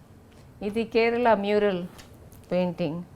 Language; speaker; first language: Telugu; non-native, local second language; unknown